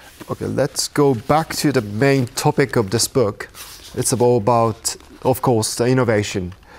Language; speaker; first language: English; non-native, fluent; Japanese